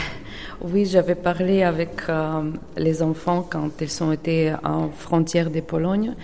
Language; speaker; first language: French; non-native, fluent; Ukrainian